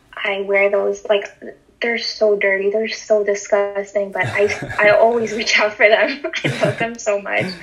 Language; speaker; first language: English; native; English